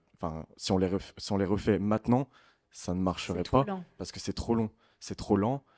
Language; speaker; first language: French; native; French